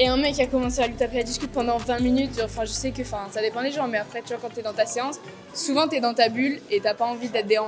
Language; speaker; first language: French; native; French